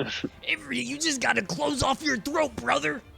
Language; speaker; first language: English; native; English